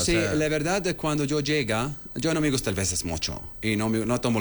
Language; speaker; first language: Spanish; non-native, learner; Arabic